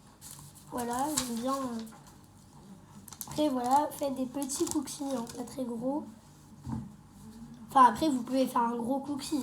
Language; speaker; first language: French; native; French